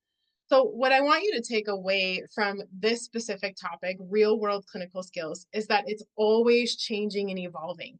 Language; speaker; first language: English; native; English